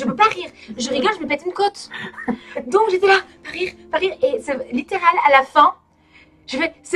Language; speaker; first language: French; native; French